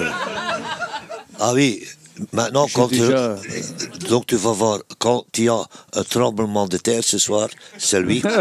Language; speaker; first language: French; non-native, local second language; Dutch